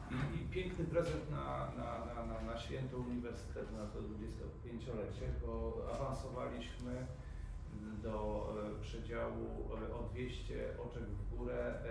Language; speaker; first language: Polish; native; Polish